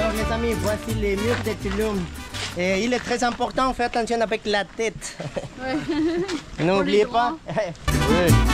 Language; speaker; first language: French; non-native, learner; Spanish